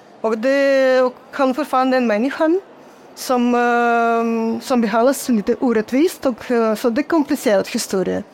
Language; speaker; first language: Swedish; non-native, fluent; Russian